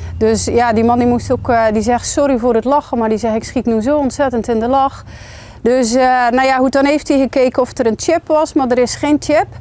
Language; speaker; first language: Dutch; native; Dutch